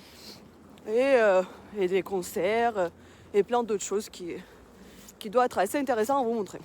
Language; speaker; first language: French; non-native, fluent; Russian